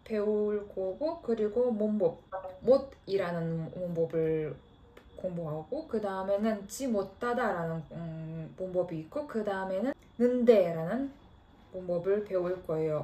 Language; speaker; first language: Korean; non-native, fluent; Kazakh